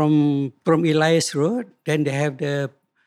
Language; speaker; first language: English; non-native, local second language; Malay